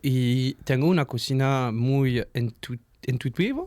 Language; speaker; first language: Spanish; non-native, learner; French